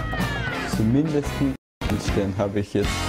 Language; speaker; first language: German; non-native, learner; Persian